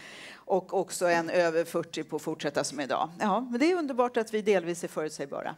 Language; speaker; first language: Swedish; native; Swedish